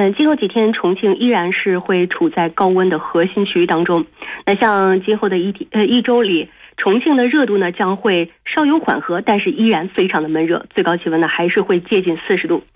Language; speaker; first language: Chinese; native; Chinese